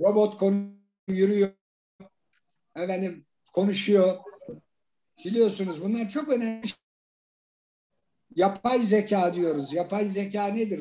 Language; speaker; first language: Turkish; native; Turkish